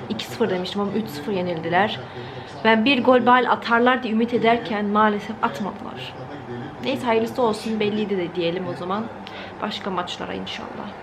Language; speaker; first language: Turkish; early bilingual, heritage; Turkish